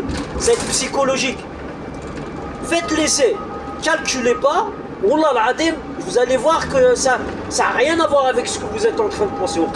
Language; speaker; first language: French; native; French